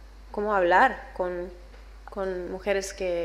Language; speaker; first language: Spanish; non-native, learner; English